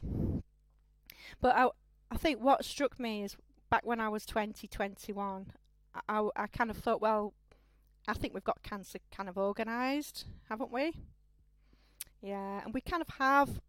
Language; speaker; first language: English; native; English